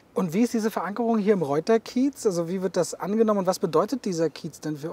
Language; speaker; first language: German; native; German